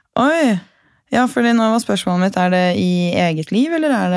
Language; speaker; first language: Norwegian; native; Norwegian